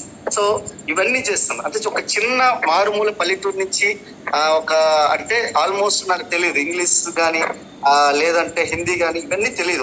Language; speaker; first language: Telugu; native; Telugu